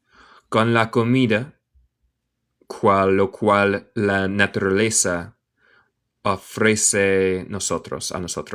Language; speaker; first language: Spanish; non-native, learner; English